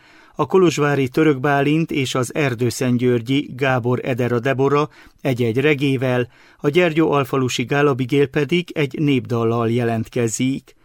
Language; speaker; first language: Hungarian; native; Hungarian